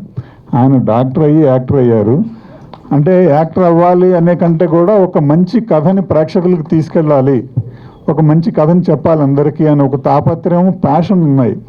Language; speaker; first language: Telugu; native; Telugu